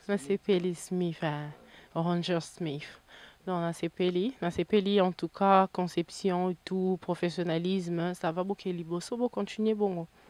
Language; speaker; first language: French; non-native, local second language; Lingala